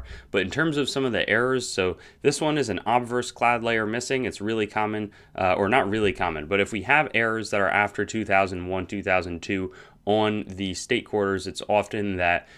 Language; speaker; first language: English; native; English